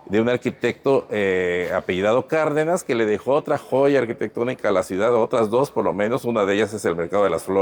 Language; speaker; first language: Spanish; native; Spanish